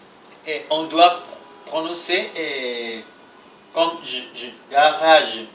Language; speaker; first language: French; non-native, fluent; Spanish